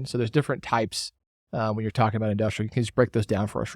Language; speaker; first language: English; native; English